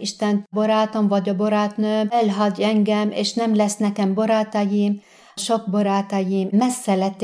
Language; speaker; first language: Hungarian; non-native, fluent; Arabic